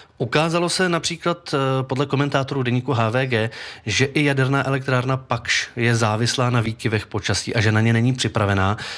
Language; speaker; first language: Czech; native; Czech